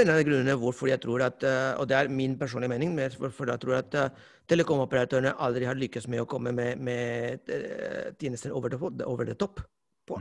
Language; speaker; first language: Norwegian; non-native, fluent; Spanish